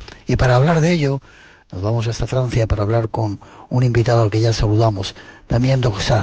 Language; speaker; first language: Spanish; native; Spanish